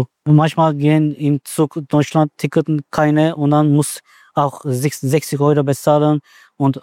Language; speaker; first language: German; non-native, learner; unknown